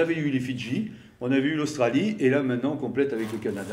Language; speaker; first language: French; native; French